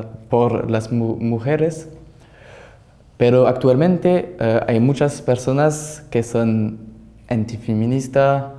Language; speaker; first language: Spanish; non-native, learner; French